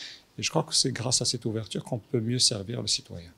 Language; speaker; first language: French; non-native, local second language; Arabic